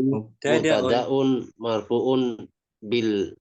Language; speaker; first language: Arabic; non-native, learner; Indonesian